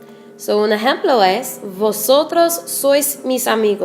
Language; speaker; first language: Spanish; non-native, fluent; English